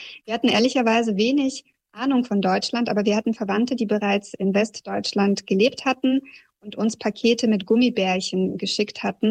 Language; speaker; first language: German; early bilingual, other home language; Russian